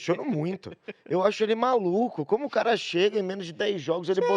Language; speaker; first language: Portuguese; native; Portuguese